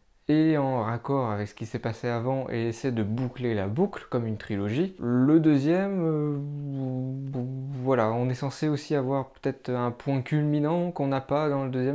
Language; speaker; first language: French; native; French